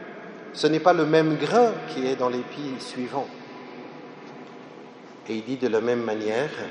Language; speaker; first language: French; native; French